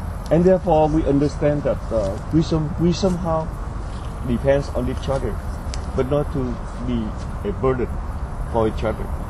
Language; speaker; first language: English; non-native, fluent; Vietnamese